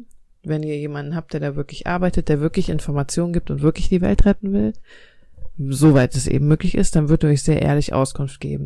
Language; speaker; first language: German; native; German